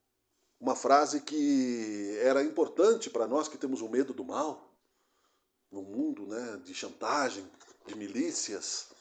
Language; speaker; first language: Portuguese; native; Portuguese